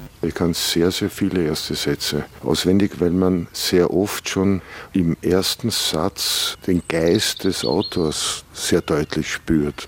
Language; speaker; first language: German; native; German